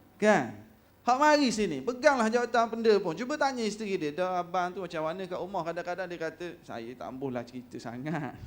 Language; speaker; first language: Malay; native; Malay